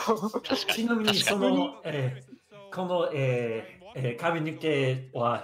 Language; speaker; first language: Japanese; non-native, learner; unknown